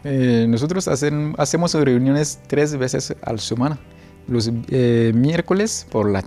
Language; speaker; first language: Spanish; non-native, learner; Ewe